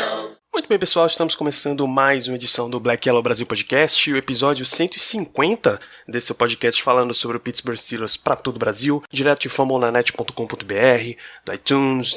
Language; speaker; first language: Portuguese; native; Portuguese